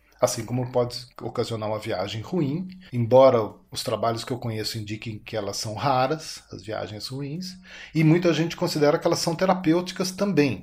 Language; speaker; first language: Portuguese; native; Portuguese